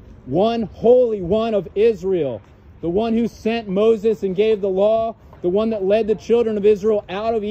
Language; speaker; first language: English; native; English